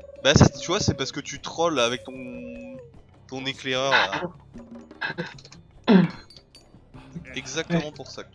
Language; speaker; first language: French; native; French